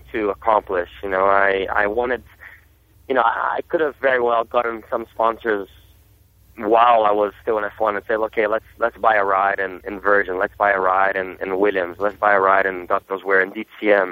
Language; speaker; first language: English; non-native, fluent; Portuguese